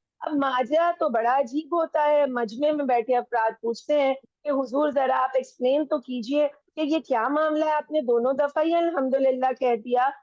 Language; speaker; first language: Urdu; non-native, local second language; Punjabi